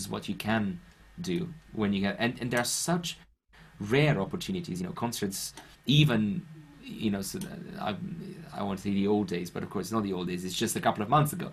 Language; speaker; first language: English; non-native, fluent; Romanian